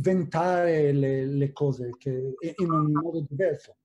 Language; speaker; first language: Italian; non-native, fluent; Hebrew